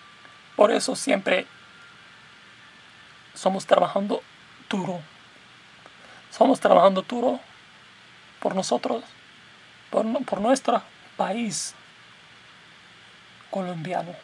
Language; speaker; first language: Spanish; non-native, learner; English